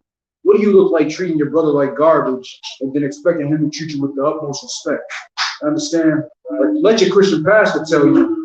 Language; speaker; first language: English; native; English